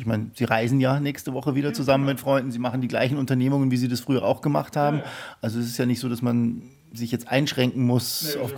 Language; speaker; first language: German; native; German